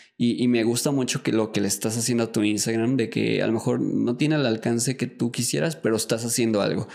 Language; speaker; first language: Spanish; native; Spanish